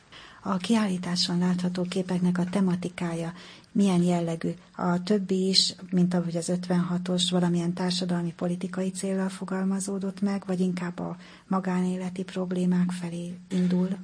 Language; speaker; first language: Hungarian; native; Hungarian